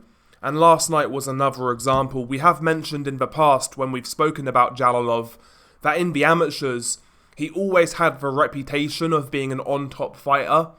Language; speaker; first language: English; native; English